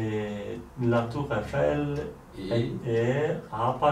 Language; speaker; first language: French; non-native, learner; Polish